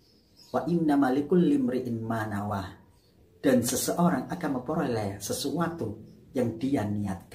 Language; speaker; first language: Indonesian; native; Indonesian